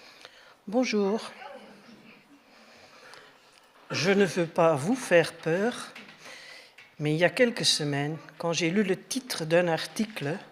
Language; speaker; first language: French; native; French